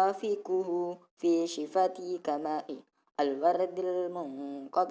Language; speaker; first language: Arabic; non-native, learner; Indonesian